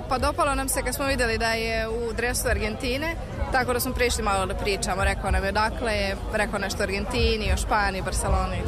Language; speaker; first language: Serbian; native; Serbian